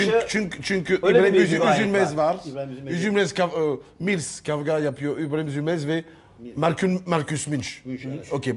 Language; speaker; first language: Turkish; non-native, learner; French